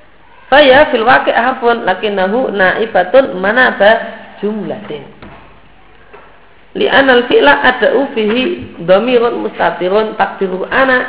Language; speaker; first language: Arabic; non-native, fluent; Indonesian